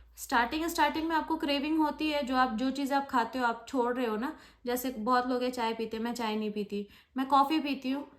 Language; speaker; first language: Hindi; non-native, local second language; Bangla